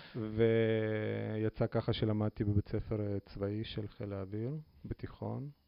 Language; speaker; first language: Hebrew; non-native, fluent; Russian